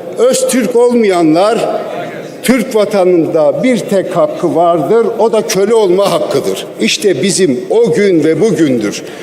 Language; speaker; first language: Turkish; non-native, local second language; Kurdish